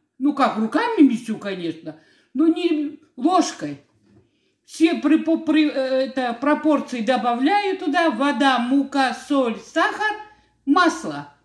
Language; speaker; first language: Russian; non-native, local second language; Georgian